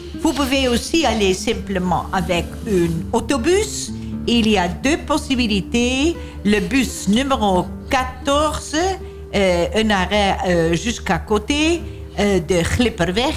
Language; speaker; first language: French; non-native, learner; Dutch